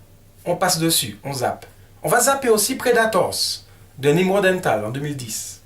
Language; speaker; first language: French; native; French